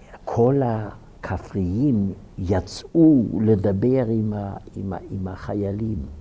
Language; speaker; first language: Hebrew; non-native, fluent; Ukrainian